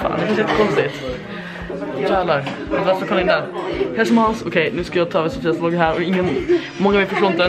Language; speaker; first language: Swedish; native; Swedish